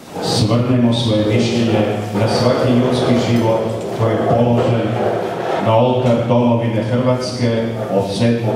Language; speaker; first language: Croatian; native; Croatian